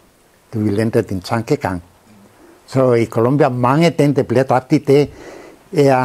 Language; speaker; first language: Danish; non-native, fluent; Spanish